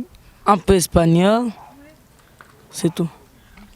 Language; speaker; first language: French; early bilingual, other home language; Romany